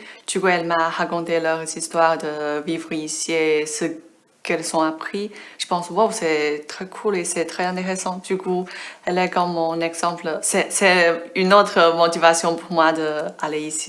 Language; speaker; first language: French; non-native, fluent; Chinese